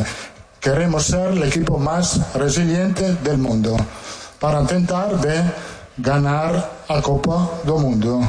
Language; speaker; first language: Portuguese; non-native, learner; Italian